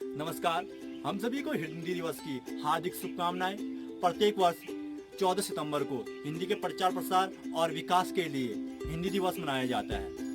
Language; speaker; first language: Hindi; native; Hindi